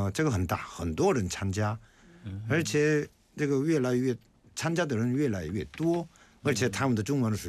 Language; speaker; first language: Chinese; non-native, fluent; Korean